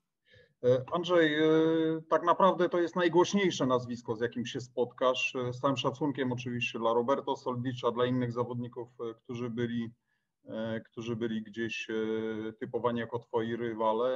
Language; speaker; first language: Polish; native; Polish